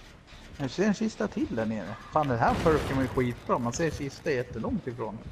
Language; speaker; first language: Swedish; native; Swedish